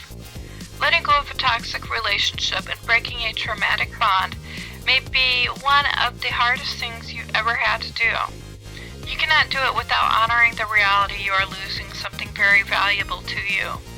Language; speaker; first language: English; native; English